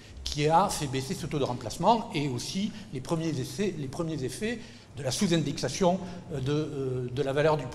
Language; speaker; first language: French; native; French